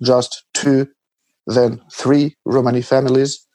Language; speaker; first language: English; non-native, fluent; Albanian